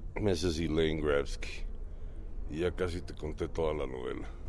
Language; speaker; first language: Spanish; early bilingual, heritage; English